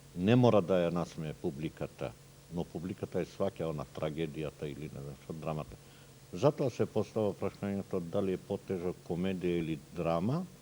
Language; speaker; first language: Macedonian; non-native, local second language; Turkish